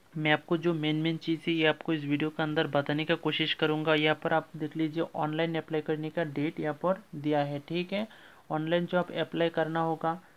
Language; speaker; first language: Hindi; non-native, local second language; Bangla